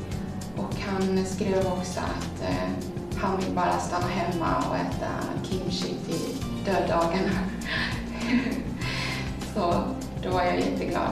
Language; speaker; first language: Swedish; early bilingual, other home language; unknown